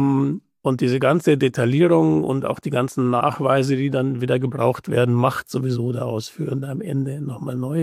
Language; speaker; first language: German; native; German